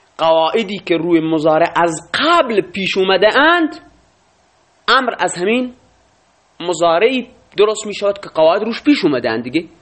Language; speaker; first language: Persian; non-native, local second language; Baluchi